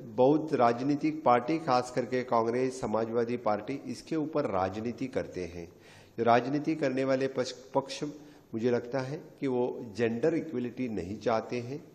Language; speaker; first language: Hindi; non-native, local second language; Konkani